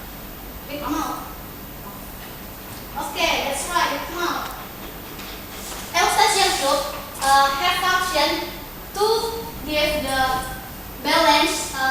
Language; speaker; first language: English; non-native, learner; Indonesian